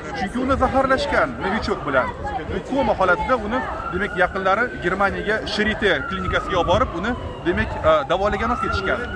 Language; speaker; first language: Uzbek; non-native, local second language; Russian